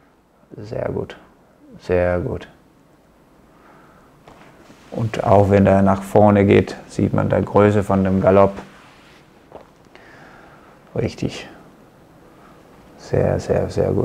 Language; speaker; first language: German; non-native, fluent; Danish